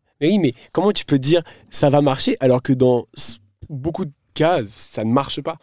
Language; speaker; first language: French; native; French